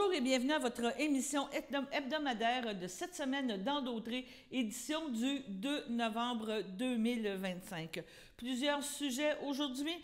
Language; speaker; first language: French; native; French